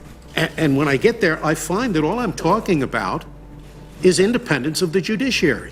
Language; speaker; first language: English; native; English